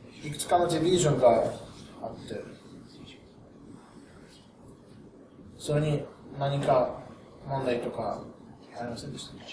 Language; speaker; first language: Japanese; non-native, learner; Russian